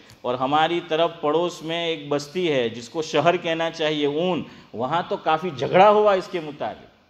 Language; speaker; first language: Urdu; non-native, local second language; Gujarati